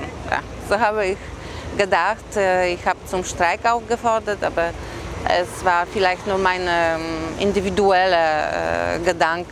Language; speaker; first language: German; non-native, fluent; Polish